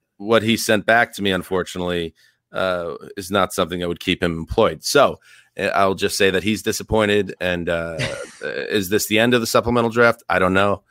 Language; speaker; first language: English; native; English